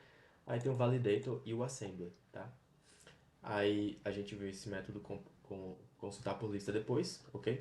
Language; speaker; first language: Portuguese; native; Portuguese